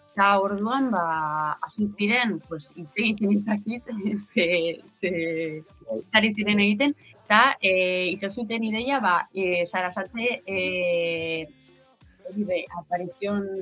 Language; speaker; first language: Basque; non-native, local second language; Spanish